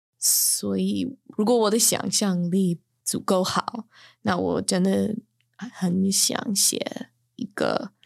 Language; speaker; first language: Chinese; non-native, fluent; English